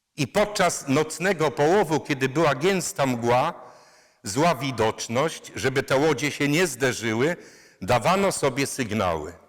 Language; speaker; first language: Polish; non-native, local second language; Kashubian